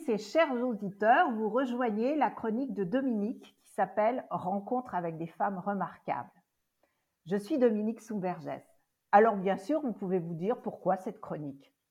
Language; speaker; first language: French; native; French